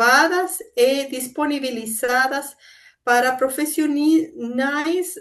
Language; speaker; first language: Portuguese; non-native, fluent; Spanish